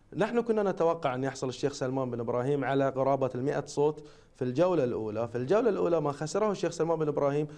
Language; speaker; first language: Arabic; native; Arabic